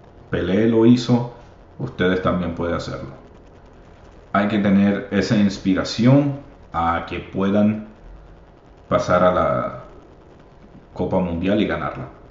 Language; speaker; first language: Spanish; native; Spanish